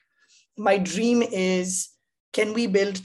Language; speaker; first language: English; non-native, local second language; Hindi